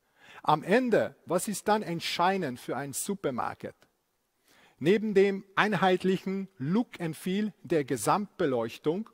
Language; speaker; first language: German; non-native, fluent; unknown